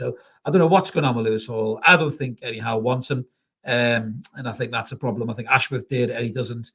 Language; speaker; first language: English; native; English